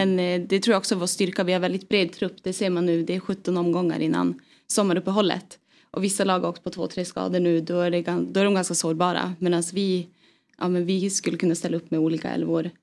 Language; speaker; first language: Swedish; native; Swedish